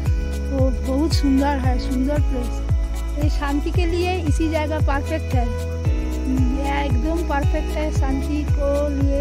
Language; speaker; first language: Hindi; non-native, local second language; Bangla